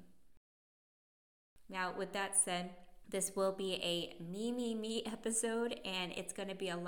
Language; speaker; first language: English; native; English